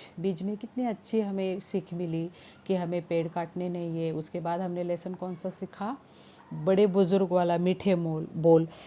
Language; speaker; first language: Hindi; non-native, local second language; Marathi